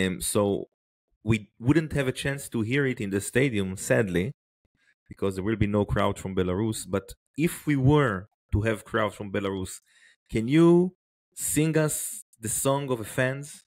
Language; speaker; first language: English; non-native, fluent; Hebrew